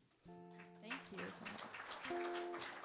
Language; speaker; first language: English; non-native, learner; Japanese